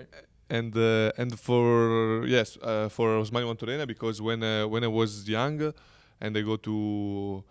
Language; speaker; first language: English; non-native, learner; Italian